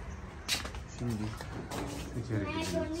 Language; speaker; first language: Turkish; non-native, learner; Urdu